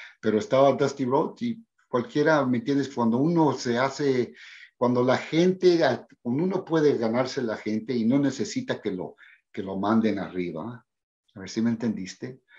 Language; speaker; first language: Spanish; early bilingual, heritage; Spanish